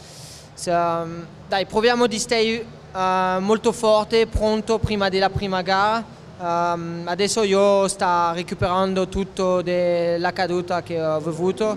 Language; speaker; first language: Italian; non-native, fluent; French